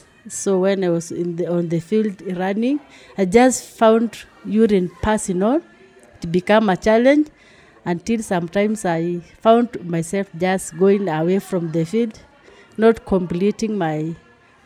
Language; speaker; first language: English; non-native, local second language; Masai